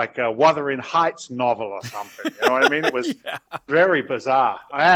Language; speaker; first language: English; native; English